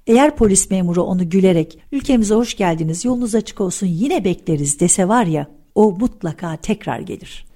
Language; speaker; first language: Turkish; early bilingual, heritage; Turkish